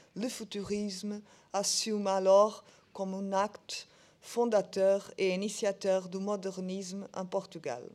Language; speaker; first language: French; non-native, learner; Portuguese